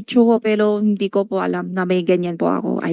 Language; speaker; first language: Filipino; non-native, learner; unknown